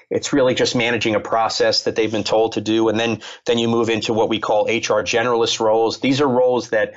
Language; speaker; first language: English; native; English